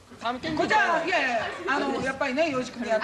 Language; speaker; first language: Japanese; native; Japanese